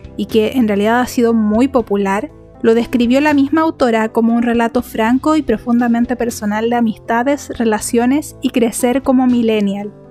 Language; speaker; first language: Spanish; native; Spanish